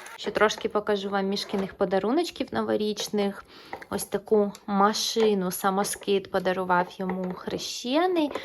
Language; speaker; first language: Ukrainian; non-native, local second language; Russian